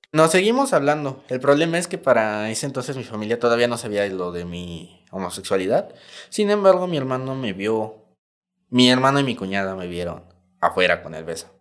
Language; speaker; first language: Spanish; native; Spanish